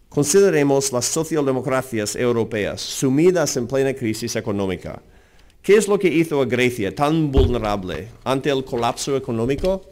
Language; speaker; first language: Spanish; non-native, fluent; English